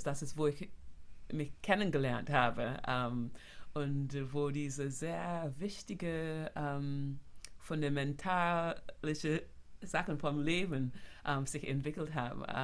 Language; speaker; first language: German; non-native, fluent; English